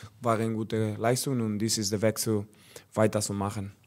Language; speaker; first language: German; non-native, learner; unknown